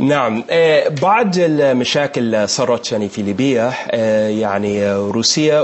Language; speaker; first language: Arabic; non-native, learner; English